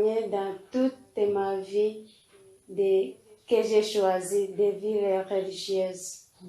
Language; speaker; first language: French; non-native, local second language; Kinyarwanda